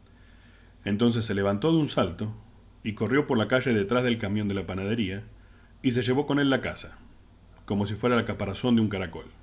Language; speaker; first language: Spanish; native; Spanish